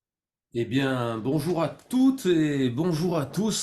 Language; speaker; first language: French; native; French